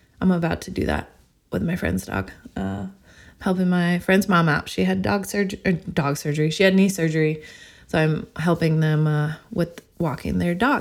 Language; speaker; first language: English; native; English